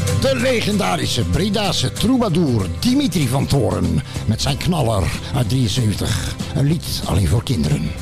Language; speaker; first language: Dutch; native; Dutch